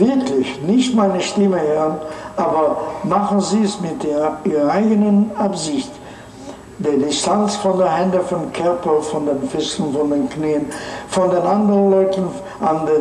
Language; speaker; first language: German; non-native, fluent; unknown